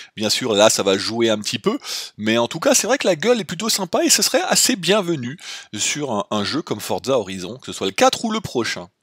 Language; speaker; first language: French; native; French